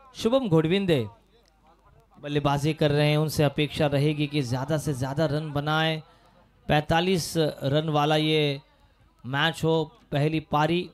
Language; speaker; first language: Hindi; non-native, local second language; Marathi